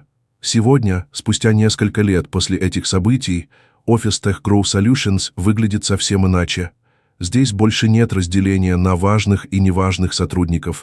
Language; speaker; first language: Russian; native; Russian